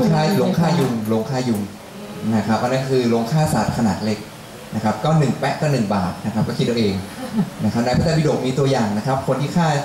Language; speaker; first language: Thai; native; Thai